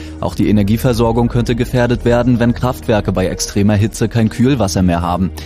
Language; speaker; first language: German; native; German